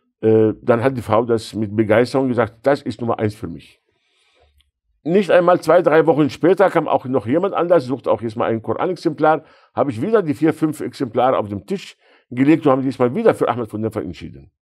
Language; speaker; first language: German; non-native, fluent; Arabic